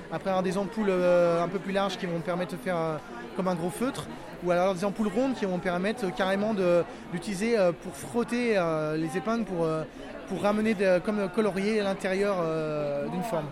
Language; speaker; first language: French; native; French